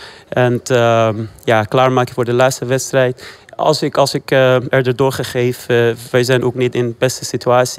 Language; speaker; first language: Dutch; non-native, fluent; Persian